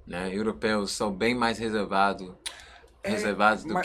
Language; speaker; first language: Portuguese; non-native, learner; English